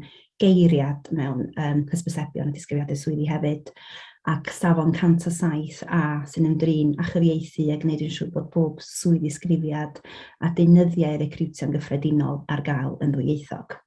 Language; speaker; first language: Welsh; native; Welsh